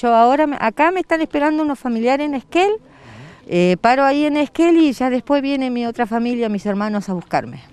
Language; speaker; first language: Spanish; native; Spanish